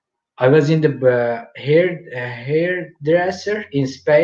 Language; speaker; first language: English; non-native, fluent; Turkish